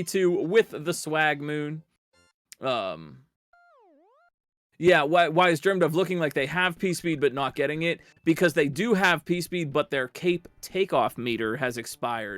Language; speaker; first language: English; native; English